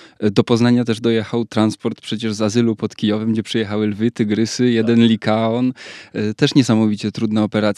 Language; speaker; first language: Polish; native; Polish